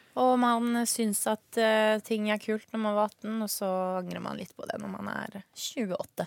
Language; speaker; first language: Norwegian; early bilingual, other home language; Swedish